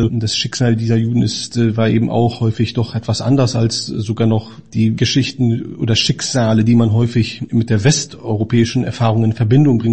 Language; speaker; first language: German; native; German